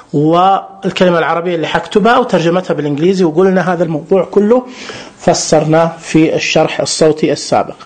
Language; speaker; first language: Arabic; native; Arabic